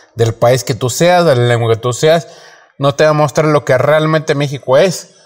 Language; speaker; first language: Spanish; native; Spanish